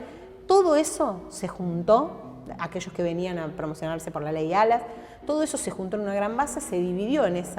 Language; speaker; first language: Spanish; native; Spanish